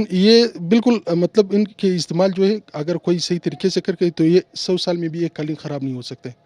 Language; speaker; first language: Urdu; non-native, local second language; Pashto